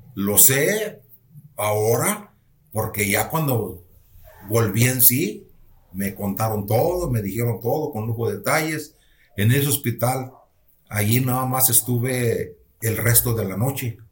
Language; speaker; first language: Spanish; native; Spanish